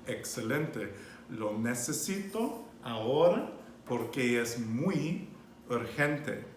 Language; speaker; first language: Spanish; non-native, fluent; English